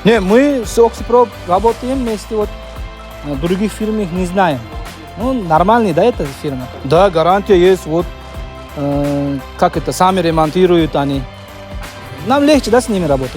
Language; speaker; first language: Russian; non-native, local second language; Uzbek